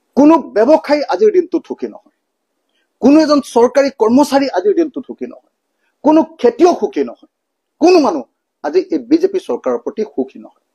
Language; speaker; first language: Assamese; native; Assamese